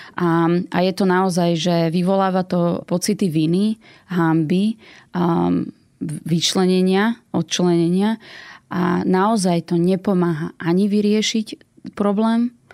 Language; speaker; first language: Slovak; native; Slovak